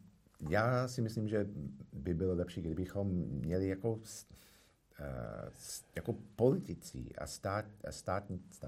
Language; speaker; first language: Czech; non-native, fluent; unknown